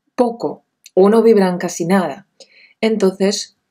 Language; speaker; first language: Spanish; non-native, fluent; Czech